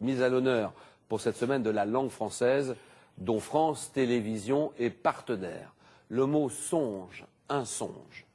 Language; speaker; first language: French; native; French